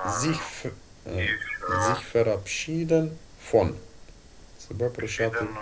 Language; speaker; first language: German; non-native, learner; Ukrainian